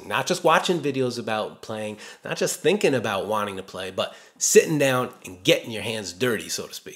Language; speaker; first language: English; native; English